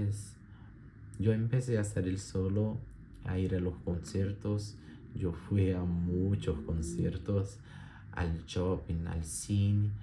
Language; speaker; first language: Spanish; non-native, learner; Portuguese